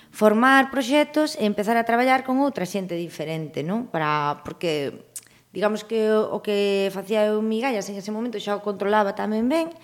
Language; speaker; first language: Galician; native; Galician